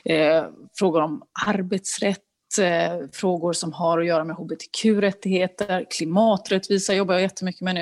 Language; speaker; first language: Swedish; native; Swedish